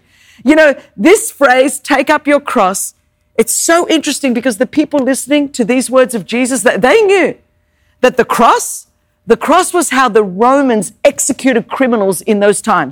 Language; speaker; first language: English; non-native, local second language; Greek